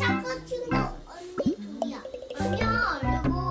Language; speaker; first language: Korean; native; Korean